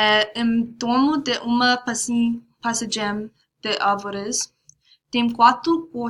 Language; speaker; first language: Portuguese; non-native, learner; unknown